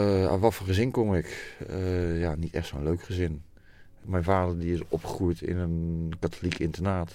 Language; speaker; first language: Dutch; native; Dutch